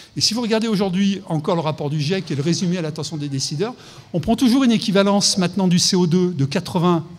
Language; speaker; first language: French; native; French